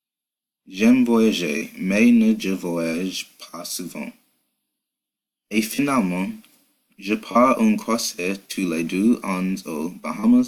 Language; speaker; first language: French; non-native, learner; English